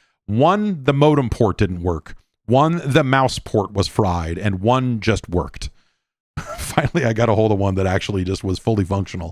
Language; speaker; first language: English; native; English